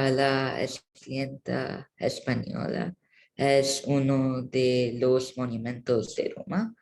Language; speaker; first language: Spanish; non-native, learner; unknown